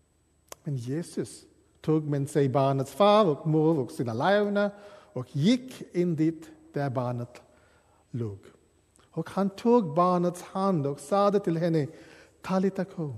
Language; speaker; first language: Swedish; non-native, fluent; English